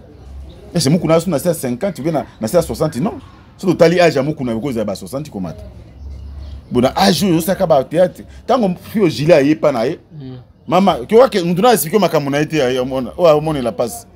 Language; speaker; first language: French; non-native, local second language; Lingala